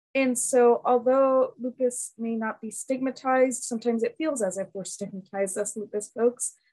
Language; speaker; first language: English; early bilingual, other home language; Spanish